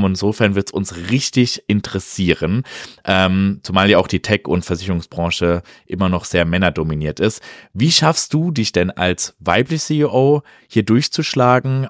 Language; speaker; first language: German; native; German